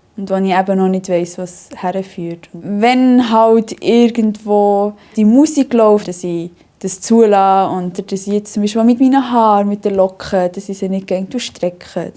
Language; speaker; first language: German; early bilingual, other home language; Spanish